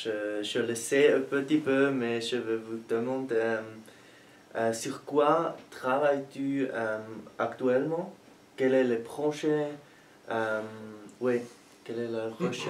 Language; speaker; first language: French; non-native, learner; German